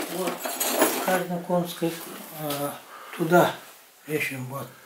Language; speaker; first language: Russian; non-native, local second language; Yakut